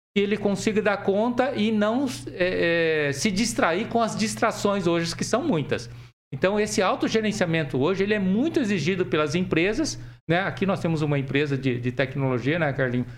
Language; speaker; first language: Portuguese; native; Portuguese